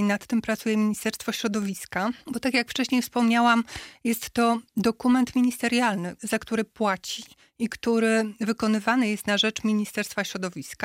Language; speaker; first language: Polish; native; Polish